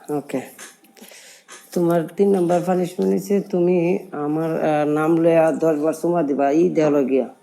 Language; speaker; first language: Bangla; native; Bangla